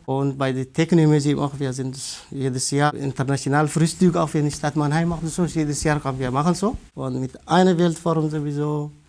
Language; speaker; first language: German; non-native, learner; Tigrinya